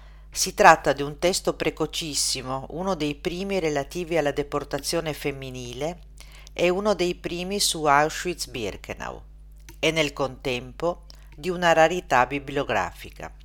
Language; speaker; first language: Italian; native; Italian